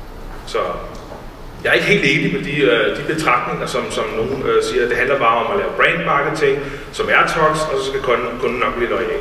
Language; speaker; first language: Danish; native; Danish